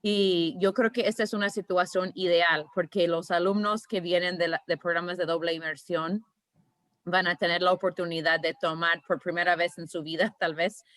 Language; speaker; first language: Spanish; early bilingual, heritage; Spanish